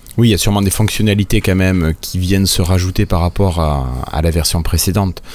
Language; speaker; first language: French; native; French